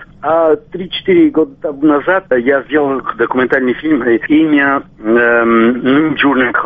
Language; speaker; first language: Russian; non-native, local second language; Armenian